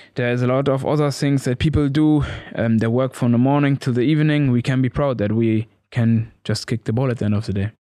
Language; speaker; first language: English; non-native, learner; German